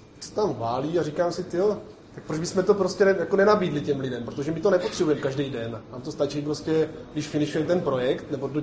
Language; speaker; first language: Czech; native; Czech